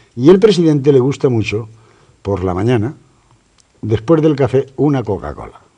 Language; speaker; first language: Spanish; native; Spanish